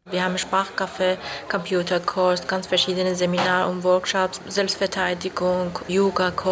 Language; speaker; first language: German; non-native, learner; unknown